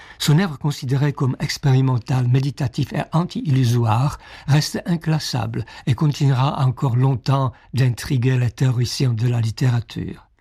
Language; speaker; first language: French; non-native, fluent; Czech